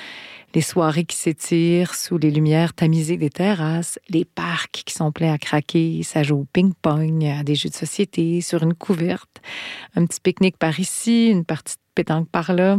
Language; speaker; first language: French; native; French